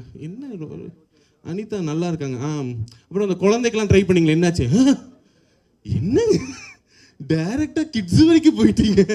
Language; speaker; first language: Tamil; native; Tamil